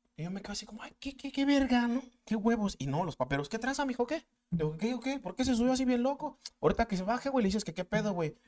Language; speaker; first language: Spanish; native; Spanish